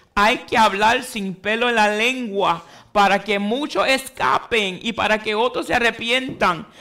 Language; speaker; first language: Spanish; early bilingual, heritage; Spanish